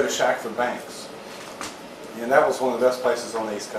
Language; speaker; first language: English; native; English